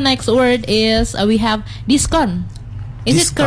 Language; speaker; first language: English; non-native, learner; Indonesian